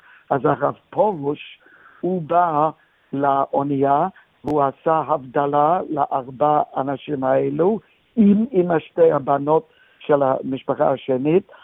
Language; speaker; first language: Hebrew; non-native, fluent; English